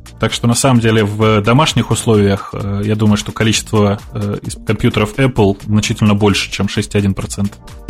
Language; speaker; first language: Russian; native; Russian